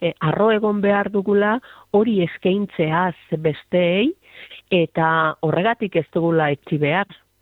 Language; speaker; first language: Basque; native; Basque